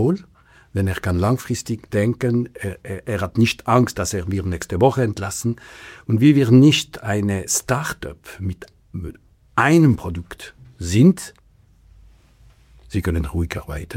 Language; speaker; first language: German; non-native, local second language; French